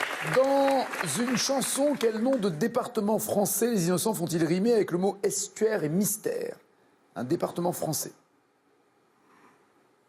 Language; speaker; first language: French; native; French